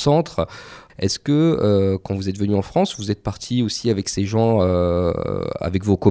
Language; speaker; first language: French; native; French